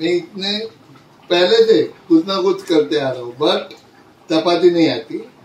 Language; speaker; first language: Hindi; non-native, local second language; Marathi